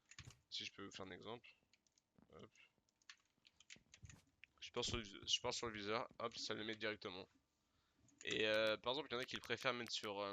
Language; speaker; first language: French; native; French